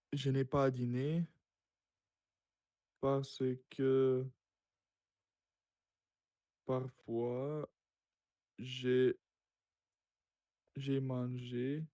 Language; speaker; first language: French; non-native, learner; Russian